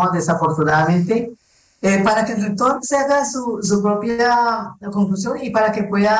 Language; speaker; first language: Spanish; native; Spanish